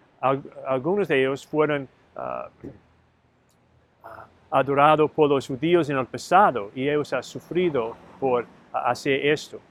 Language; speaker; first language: Spanish; non-native, learner; English